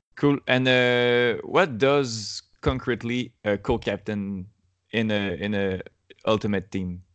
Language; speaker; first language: English; non-native, learner; French